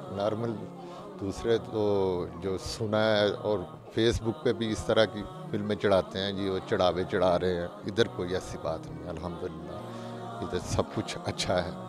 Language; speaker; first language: Urdu; non-native, local second language; Punjabi